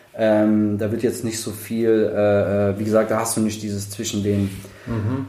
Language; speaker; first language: German; native; German